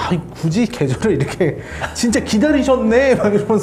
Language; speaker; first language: Korean; native; Korean